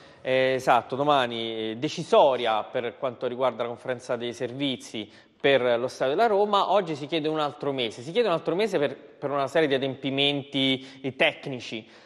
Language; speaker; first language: Italian; native; Italian